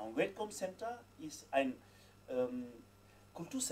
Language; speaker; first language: German; non-native, fluent; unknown